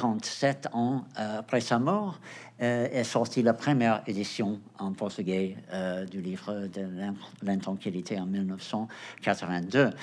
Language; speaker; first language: French; non-native, fluent; Portuguese